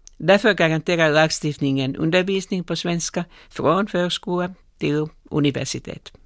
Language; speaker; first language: Swedish; non-native, local second language; Finnish